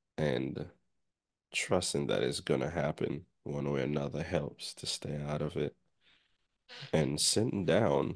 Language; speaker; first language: English; native; English